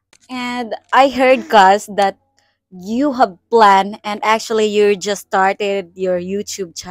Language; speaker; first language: English; non-native, local second language; Cebuano